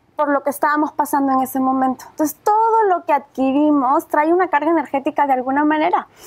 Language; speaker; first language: Spanish; native; Spanish